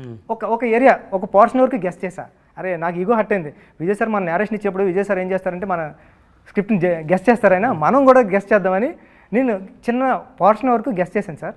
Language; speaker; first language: Telugu; native; Telugu